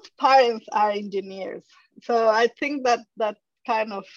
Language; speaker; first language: English; non-native, fluent; Spanish